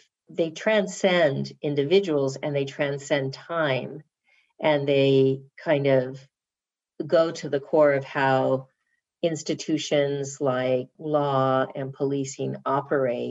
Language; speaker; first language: English; native; English